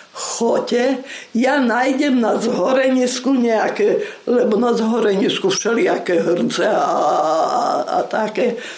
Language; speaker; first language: Slovak; non-native, local second language; Rusyn